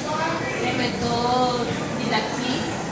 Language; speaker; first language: French; non-native, learner; Spanish